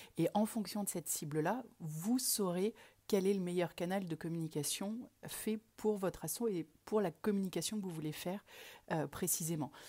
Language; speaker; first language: French; native; French